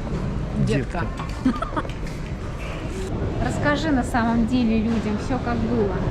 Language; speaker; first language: Russian; native; Russian